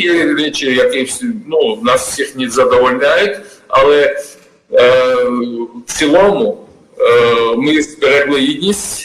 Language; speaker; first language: Ukrainian; non-native, learner; Georgian